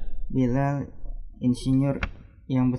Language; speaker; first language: Indonesian; native; Indonesian